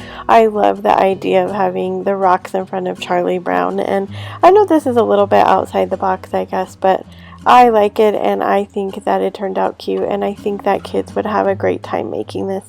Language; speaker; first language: English; native; English